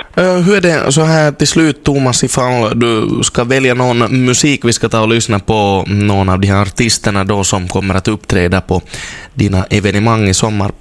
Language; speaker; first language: Swedish; native; Swedish